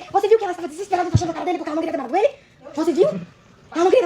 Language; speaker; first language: Portuguese; native; Portuguese